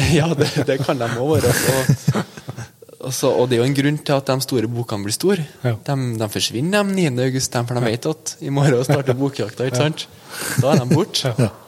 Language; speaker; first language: Norwegian; native; Norwegian